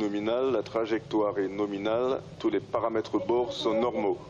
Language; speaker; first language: French; native; French